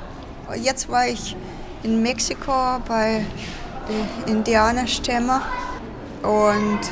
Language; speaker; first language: German; non-native, fluent; Russian